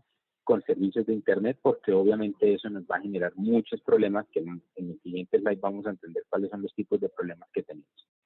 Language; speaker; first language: Spanish; native; Spanish